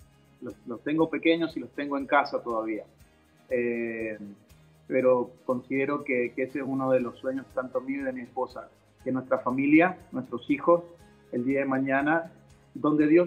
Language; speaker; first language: Spanish; native; Spanish